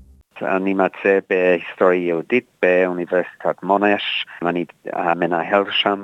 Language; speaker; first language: Hebrew; non-native, fluent; English